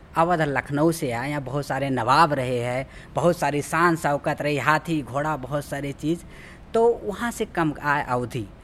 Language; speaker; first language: Hindi; native; Hindi